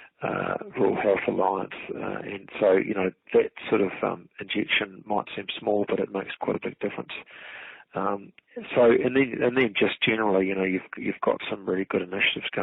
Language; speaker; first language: English; native; English